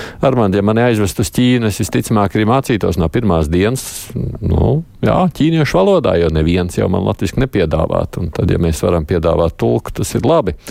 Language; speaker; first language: Latvian; native; Latvian